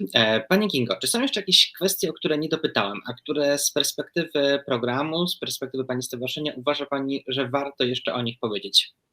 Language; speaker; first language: Polish; native; Polish